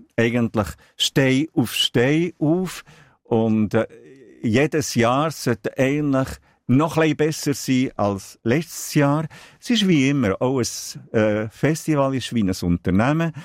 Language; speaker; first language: German; non-native, local second language; Italian